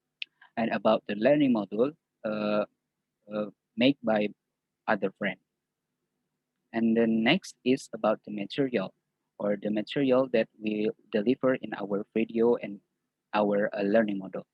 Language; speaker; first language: English; non-native, fluent; Indonesian